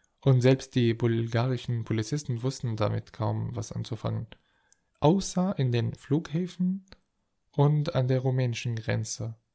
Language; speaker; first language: German; non-native, fluent; Arabic